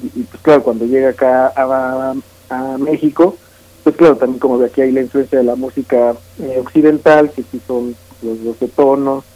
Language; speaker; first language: Spanish; native; Spanish